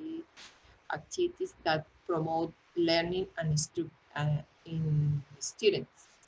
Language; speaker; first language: English; non-native, learner; Spanish